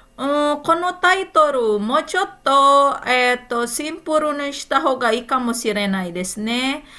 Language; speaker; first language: Japanese; non-native, fluent; Indonesian